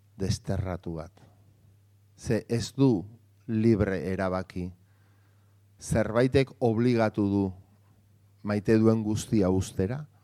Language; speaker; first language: Basque; non-native, local second language; Spanish